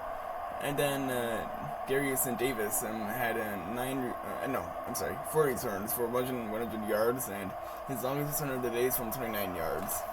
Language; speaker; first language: English; native; English